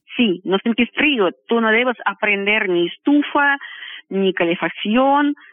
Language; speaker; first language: Spanish; non-native, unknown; Russian